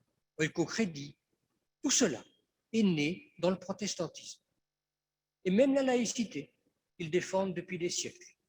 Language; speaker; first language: French; native; French